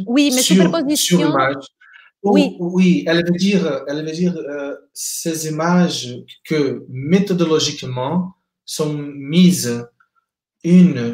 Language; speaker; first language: French; non-native, fluent; Portuguese